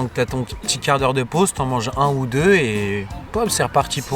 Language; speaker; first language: French; native; French